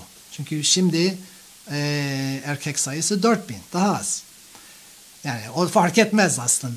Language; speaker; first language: Turkish; non-native, fluent; English